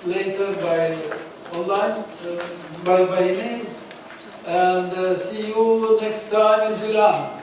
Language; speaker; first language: English; non-native, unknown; Albanian